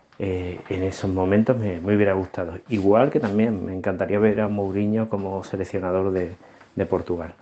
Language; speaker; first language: Spanish; native; Spanish